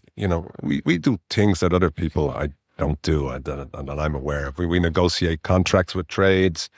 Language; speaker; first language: English; native; English